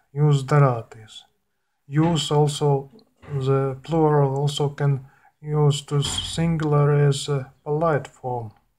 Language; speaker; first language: English; non-native, learner; Latvian